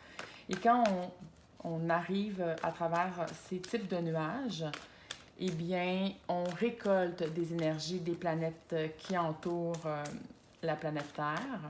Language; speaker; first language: French; native; French